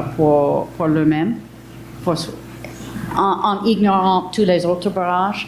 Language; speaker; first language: French; early bilingual, heritage; English